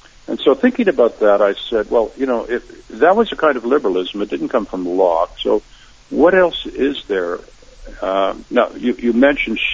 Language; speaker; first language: English; native; English